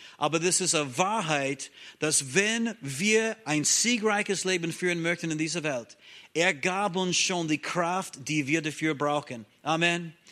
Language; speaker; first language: German; non-native, fluent; English